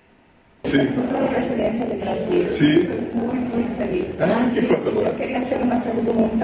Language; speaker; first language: Portuguese; non-native, learner; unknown